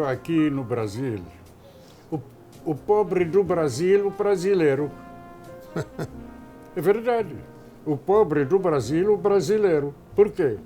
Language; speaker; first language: Portuguese; non-native, fluent; Arabic